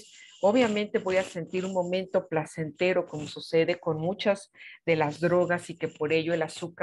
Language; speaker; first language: Spanish; native; Spanish